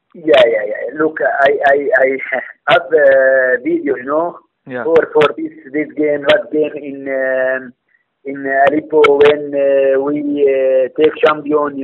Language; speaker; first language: English; non-native, learner; Arabic